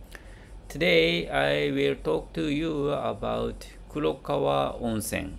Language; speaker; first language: English; non-native, learner; Japanese